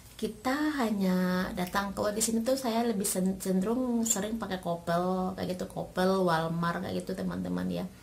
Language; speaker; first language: Indonesian; native; Indonesian